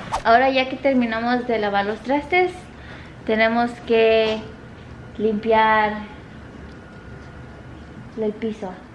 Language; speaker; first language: Spanish; early bilingual, heritage; Spanish